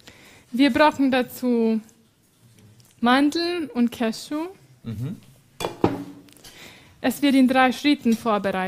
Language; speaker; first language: German; non-native, fluent; Hungarian